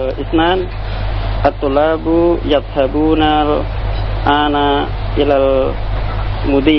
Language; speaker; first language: Arabic; non-native, learner; Indonesian